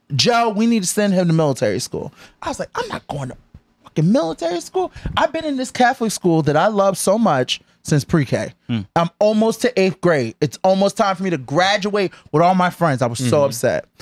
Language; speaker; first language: English; native; English